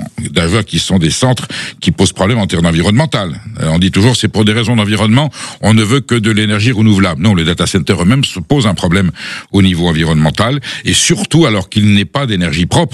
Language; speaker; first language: French; native; French